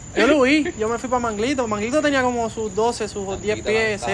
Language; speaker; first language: Spanish; native; Spanish